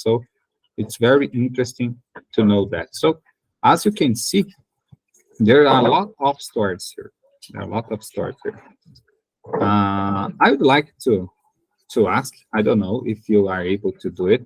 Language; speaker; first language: English; non-native, learner; Portuguese